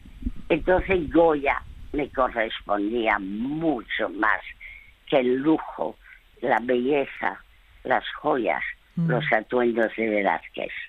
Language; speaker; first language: Spanish; early bilingual, other home language; French